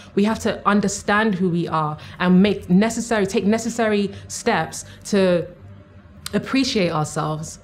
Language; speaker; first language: English; native; English